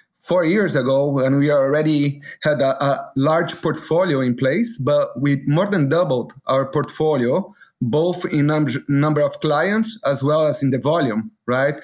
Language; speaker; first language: English; non-native, fluent; Portuguese